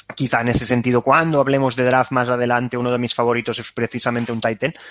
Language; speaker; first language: Spanish; native; Spanish